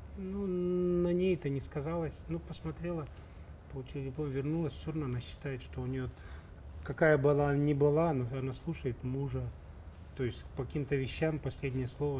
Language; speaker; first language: Russian; native; Russian